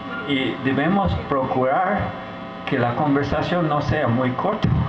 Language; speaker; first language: Spanish; non-native, fluent; English